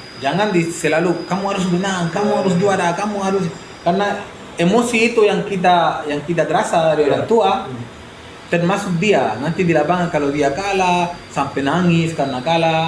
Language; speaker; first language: Indonesian; non-native, fluent; Spanish